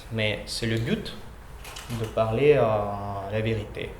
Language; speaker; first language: French; non-native, learner; Russian